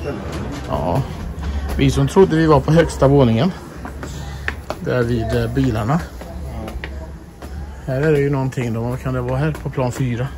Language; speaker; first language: Swedish; native; Swedish